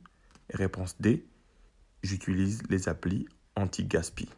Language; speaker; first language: French; native; French